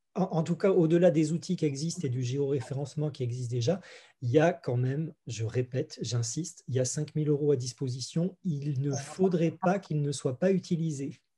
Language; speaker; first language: French; native; French